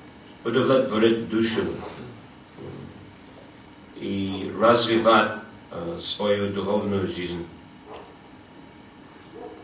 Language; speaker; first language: Russian; non-native, fluent; English